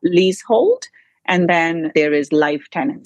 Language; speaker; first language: English; native; English